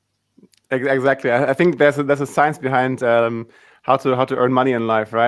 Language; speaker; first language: English; non-native, fluent; German